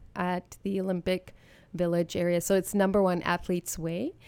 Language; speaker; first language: English; native; English